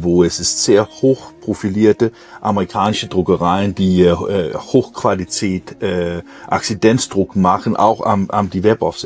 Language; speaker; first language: German; non-native, learner; Danish